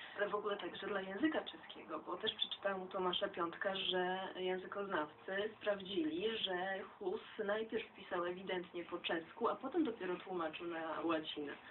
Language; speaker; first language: Polish; native; Polish